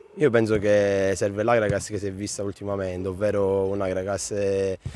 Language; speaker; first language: Italian; native; Italian